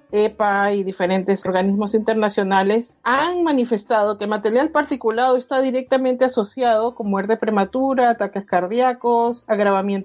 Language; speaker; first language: Spanish; native; Spanish